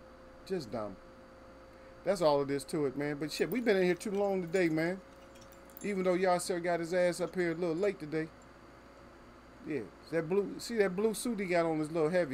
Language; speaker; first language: English; native; English